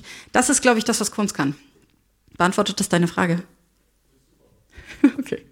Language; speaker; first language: German; native; German